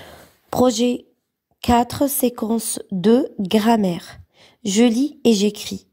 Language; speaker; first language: French; non-native, local second language; Arabic